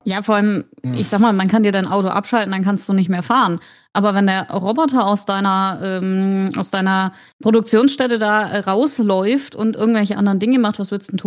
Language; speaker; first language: German; native; German